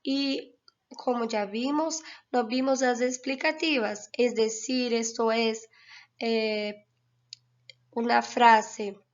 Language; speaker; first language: Spanish; non-native, fluent; Portuguese